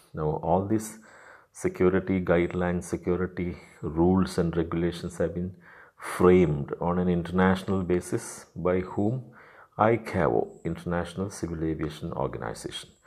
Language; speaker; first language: English; non-native, local second language; Malayalam